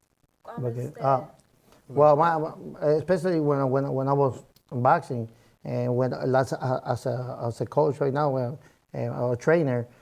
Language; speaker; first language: English; early bilingual, other home language; Spanish